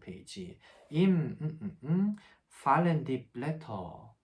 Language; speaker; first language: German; non-native, fluent; Korean